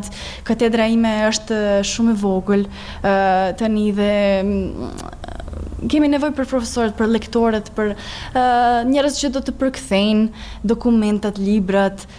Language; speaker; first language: Albanian; non-native, fluent; Serbian